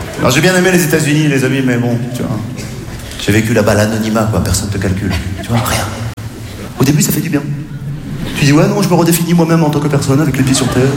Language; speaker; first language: French; native; French